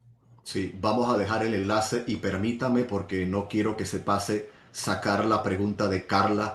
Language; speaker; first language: Spanish; native; Spanish